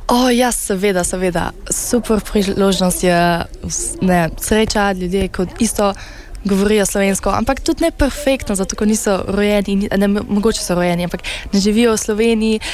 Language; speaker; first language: Slovenian; early bilingual, heritage; Slovenian